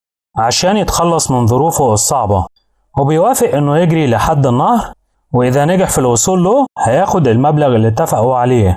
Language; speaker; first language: Arabic; native; Arabic